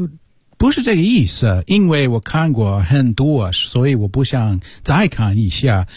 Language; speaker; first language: Chinese; non-native, fluent; English